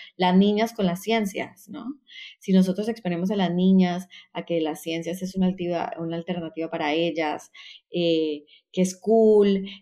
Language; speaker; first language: Spanish; native; Spanish